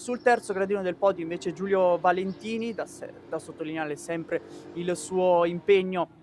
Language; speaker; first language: Italian; native; Italian